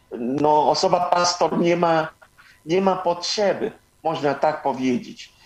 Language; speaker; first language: Polish; non-native, fluent; Igbo